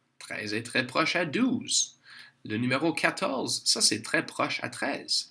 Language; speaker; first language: French; non-native, local second language; English